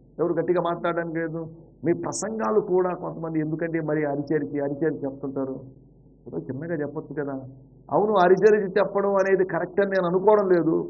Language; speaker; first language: Telugu; native; Telugu